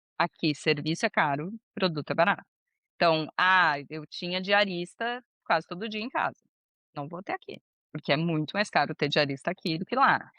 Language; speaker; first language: Portuguese; native; Portuguese